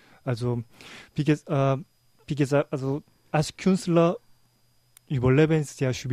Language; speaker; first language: German; non-native, learner; Korean